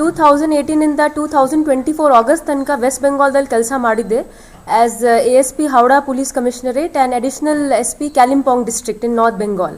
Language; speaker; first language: Kannada; non-native, local second language; Hindi